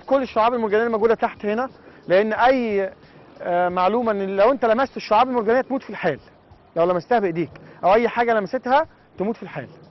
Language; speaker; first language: Arabic; native; Arabic